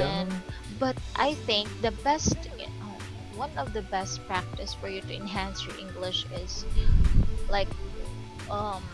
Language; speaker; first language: English; non-native, local second language; Filipino